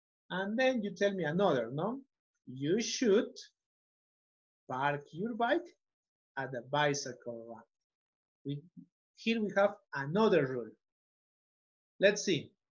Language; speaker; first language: English; non-native, fluent; Spanish